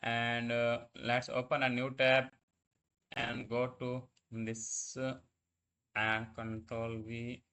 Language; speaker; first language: English; non-native, learner; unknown